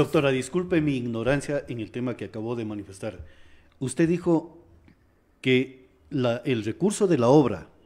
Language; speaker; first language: Spanish; native; Spanish